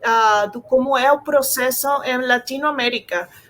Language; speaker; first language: Portuguese; non-native, fluent; Spanish